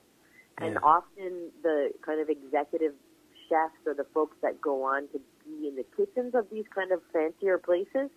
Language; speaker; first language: English; native; English